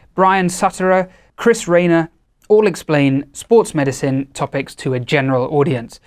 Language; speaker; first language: English; native; English